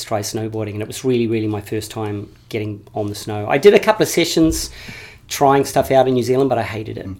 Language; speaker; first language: English; native; English